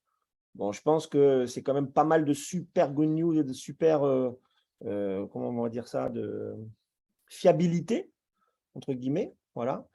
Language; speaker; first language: French; native; French